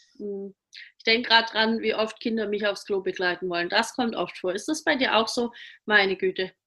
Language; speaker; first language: German; native; German